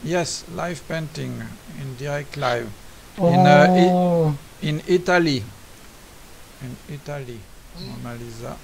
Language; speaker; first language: English; non-native, learner; French